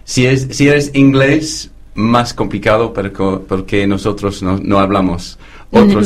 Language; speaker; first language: Spanish; non-native, fluent; English